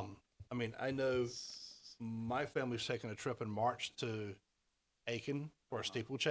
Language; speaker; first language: English; native; English